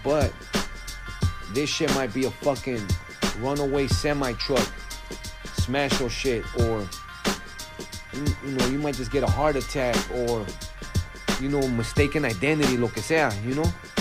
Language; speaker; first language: English; early bilingual, other home language; Spanish